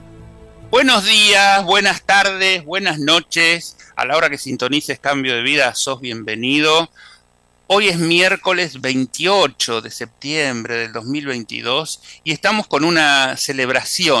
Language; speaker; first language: Spanish; native; Spanish